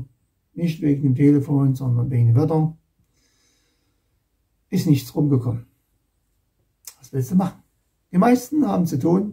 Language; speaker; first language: German; native; German